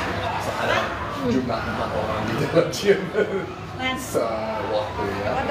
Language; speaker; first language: Indonesian; non-native, fluent; English